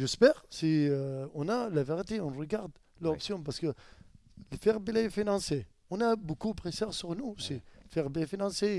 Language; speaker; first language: French; non-native, learner; Arabic